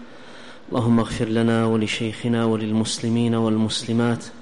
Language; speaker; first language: Arabic; native; Arabic